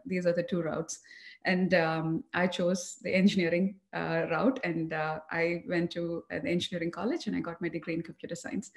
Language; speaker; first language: English; non-native, local second language; Tamil